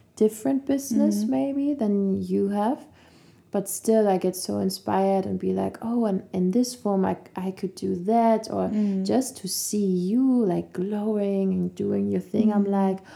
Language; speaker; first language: English; non-native, fluent; German